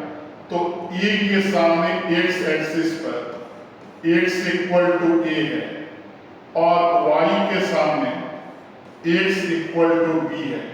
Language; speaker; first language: Hindi; native; Hindi